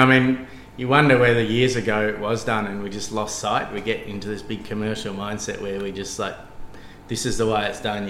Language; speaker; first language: English; native; English